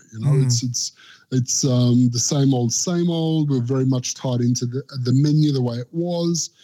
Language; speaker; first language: English; native; English